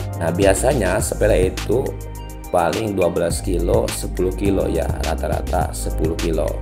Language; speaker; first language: Indonesian; non-native, local second language; Sundanese